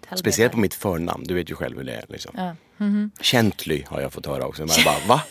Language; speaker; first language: Swedish; early bilingual, other home language; Persian